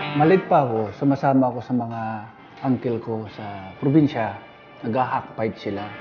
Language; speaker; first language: Filipino; non-native, local second language; Hiligaynon